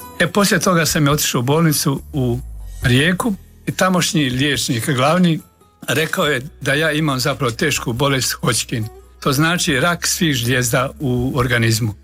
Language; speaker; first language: Croatian; native; Croatian